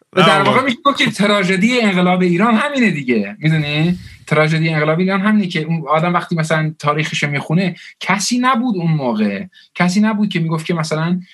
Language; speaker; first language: Persian; early bilingual, heritage; Persian